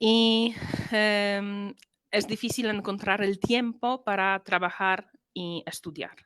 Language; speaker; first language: Spanish; non-native, fluent; Polish